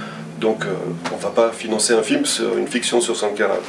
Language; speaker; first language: French; native; French